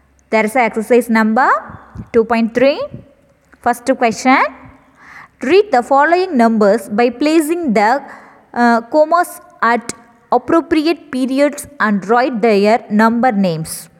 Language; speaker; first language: English; non-native, local second language; Tamil